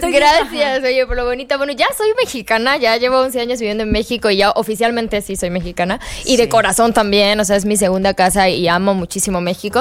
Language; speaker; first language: Spanish; native; Spanish